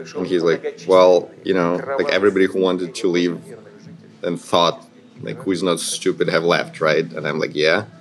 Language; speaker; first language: English; non-native, fluent; Ukrainian